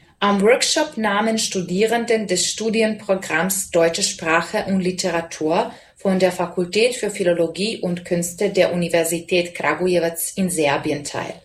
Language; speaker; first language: German; non-native, fluent; Serbian